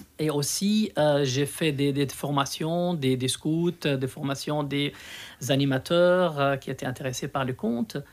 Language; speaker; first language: French; non-native, local second language; Arabic